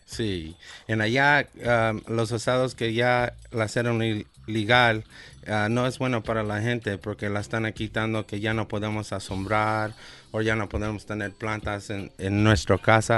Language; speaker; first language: Spanish; early bilingual, heritage; Spanish